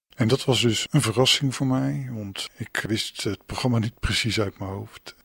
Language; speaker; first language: Dutch; native; Dutch